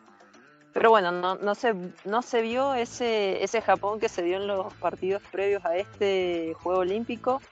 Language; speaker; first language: Spanish; native; Spanish